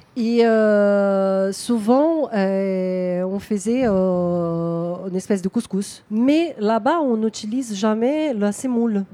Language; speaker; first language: French; non-native, fluent; Portuguese